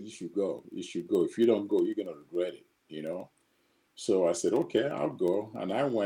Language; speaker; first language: English; non-native, local second language; Igbo